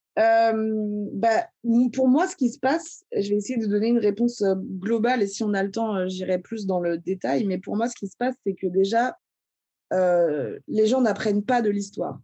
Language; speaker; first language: French; early bilingual, other home language; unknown